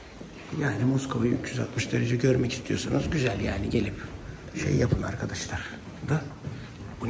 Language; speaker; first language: Turkish; native; Turkish